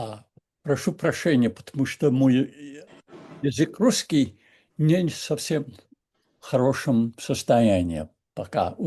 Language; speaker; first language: Russian; non-native, learner; English